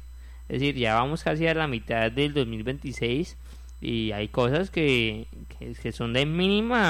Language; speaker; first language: Spanish; native; Spanish